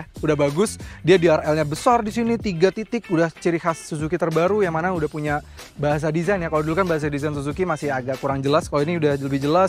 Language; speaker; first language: Indonesian; native; Indonesian